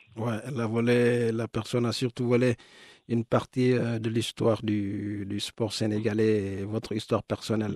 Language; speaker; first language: French; non-native, local second language; Wolof